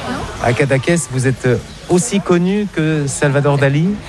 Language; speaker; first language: French; native; French